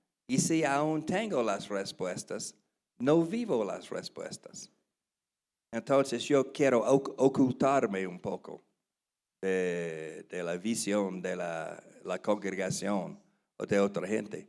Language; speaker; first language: Spanish; non-native, learner; English